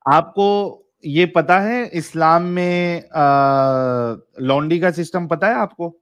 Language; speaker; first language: Hindi; native; Hindi